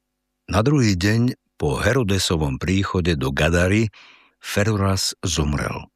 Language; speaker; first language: Slovak; native; Slovak